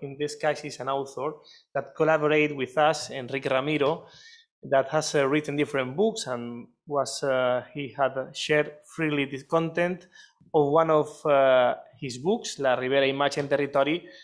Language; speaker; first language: English; non-native, fluent; Spanish